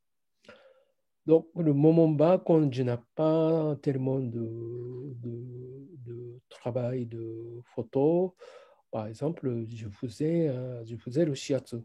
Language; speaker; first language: French; non-native, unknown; Japanese